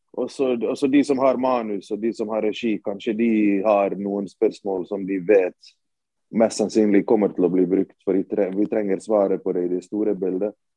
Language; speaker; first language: Norwegian; early bilingual, other home language; Bosnian